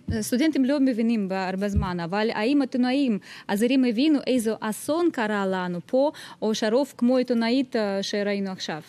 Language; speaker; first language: Hebrew; non-native, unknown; Russian